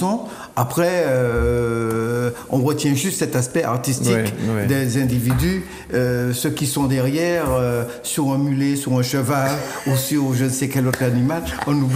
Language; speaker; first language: French; native; French